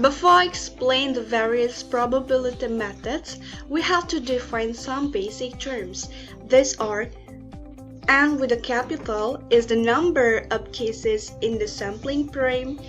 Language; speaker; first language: English; non-native, learner; Indonesian